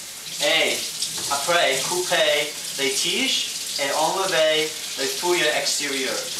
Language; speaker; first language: French; non-native, learner; English